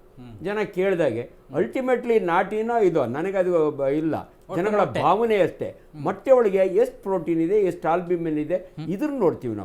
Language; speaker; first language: Kannada; native; Kannada